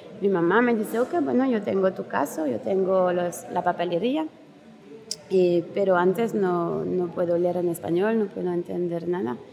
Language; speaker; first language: Spanish; non-native, learner; French